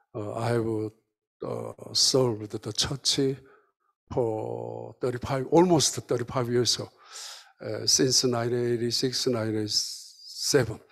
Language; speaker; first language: English; non-native, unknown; Korean